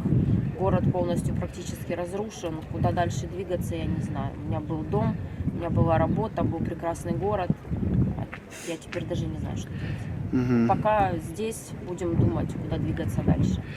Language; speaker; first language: Russian; native; Russian